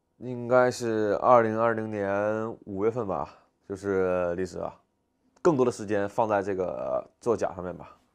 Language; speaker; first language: Chinese; native; Chinese